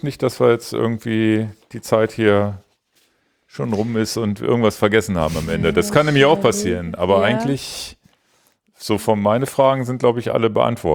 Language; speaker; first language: German; native; German